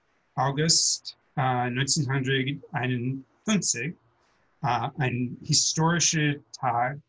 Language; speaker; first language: German; non-native, learner; English